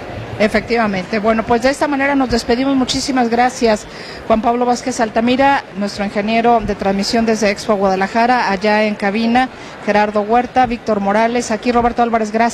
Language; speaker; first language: Spanish; native; Spanish